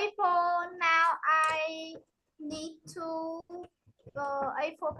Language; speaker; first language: English; non-native, learner; Vietnamese